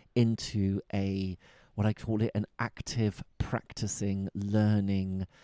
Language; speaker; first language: English; native; English